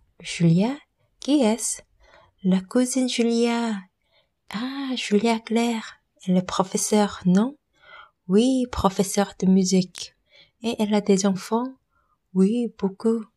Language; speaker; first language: French; non-native, learner; Korean